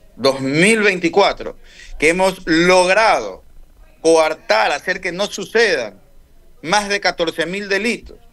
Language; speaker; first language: Spanish; native; Spanish